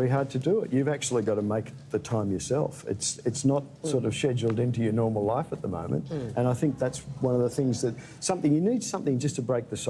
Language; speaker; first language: English; native; English